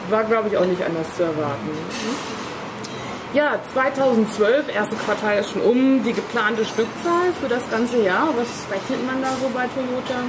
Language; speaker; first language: German; native; German